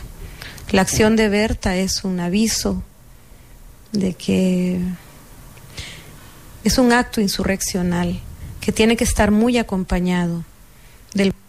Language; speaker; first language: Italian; non-native, learner; Spanish